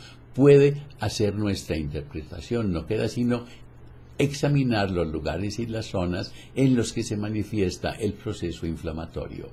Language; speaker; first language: Spanish; native; Spanish